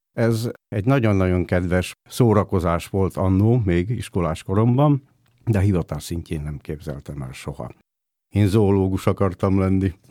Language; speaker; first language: Hungarian; native; Hungarian